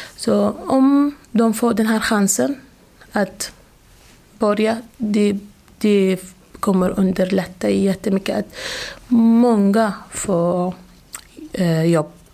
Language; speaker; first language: Swedish; non-native, fluent; Arabic